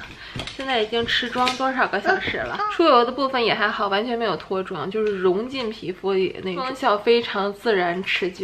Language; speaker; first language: Chinese; native; Chinese